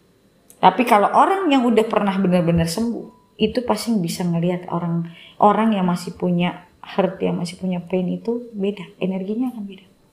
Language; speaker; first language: Indonesian; native; Indonesian